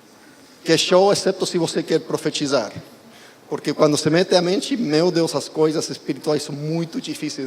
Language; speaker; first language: Portuguese; non-native, fluent; Spanish